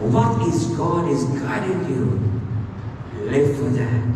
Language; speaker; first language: English; non-native, local second language; Sinhala